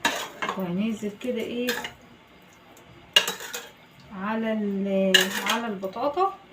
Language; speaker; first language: Arabic; native; Arabic